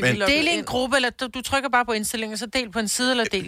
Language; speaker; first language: Danish; native; Danish